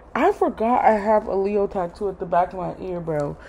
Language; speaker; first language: English; native; English